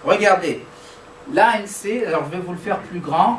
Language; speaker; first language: French; non-native, local second language; Arabic